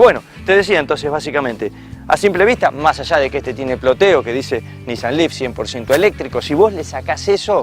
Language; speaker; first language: Spanish; native; Spanish